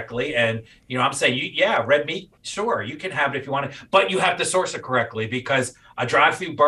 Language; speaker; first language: English; native; English